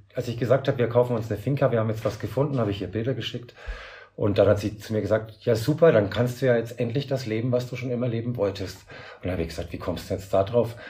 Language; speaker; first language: German; native; German